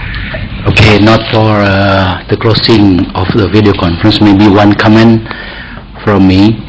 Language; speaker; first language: English; non-native, learner; Indonesian